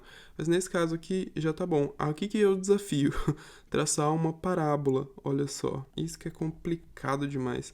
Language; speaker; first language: Portuguese; native; Portuguese